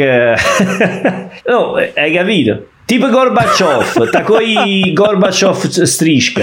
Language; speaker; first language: Russian; non-native, fluent; Italian